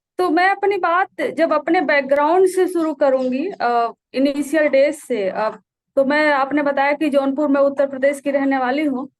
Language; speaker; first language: Hindi; native; Hindi